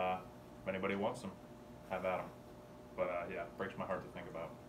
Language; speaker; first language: English; native; English